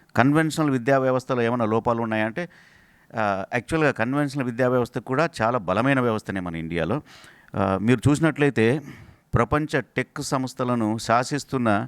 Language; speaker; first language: Telugu; native; Telugu